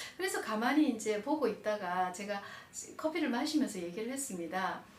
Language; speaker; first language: Korean; native; Korean